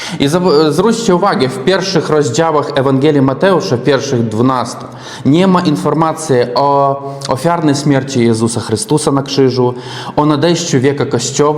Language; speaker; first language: Polish; non-native, learner; Russian